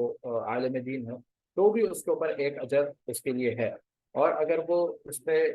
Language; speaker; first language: Urdu; native; Urdu